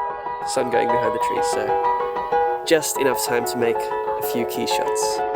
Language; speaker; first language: English; non-native, fluent; Dutch